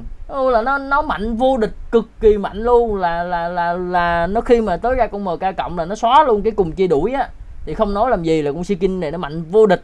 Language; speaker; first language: Vietnamese; native; Vietnamese